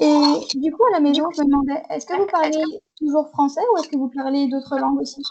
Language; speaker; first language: French; native; French